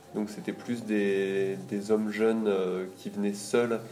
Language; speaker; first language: French; native; French